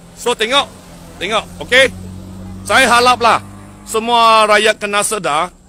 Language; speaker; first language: Malay; non-native, local second language; Chinese